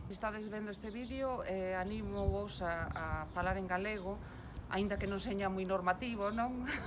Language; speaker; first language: Galician; native; Galician